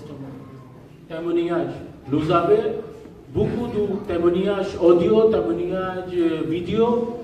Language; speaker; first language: French; non-native, learner; Rohingya